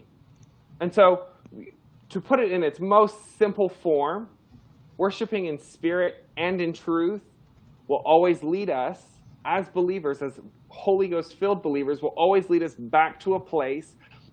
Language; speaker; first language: English; native; English